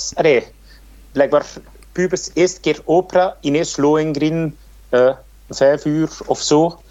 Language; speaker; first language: Dutch; native; Dutch